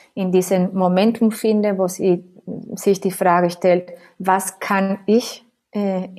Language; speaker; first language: German; non-native, fluent; Spanish